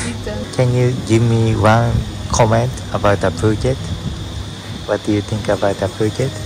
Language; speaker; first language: English; non-native, learner; Japanese